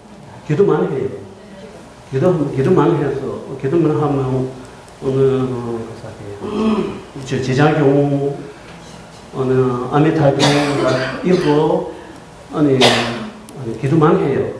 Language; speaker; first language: Korean; non-native, learner; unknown